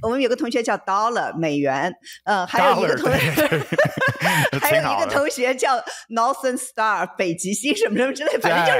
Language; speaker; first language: Chinese; native; Chinese